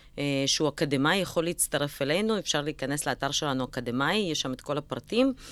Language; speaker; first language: Hebrew; early bilingual, other home language; Russian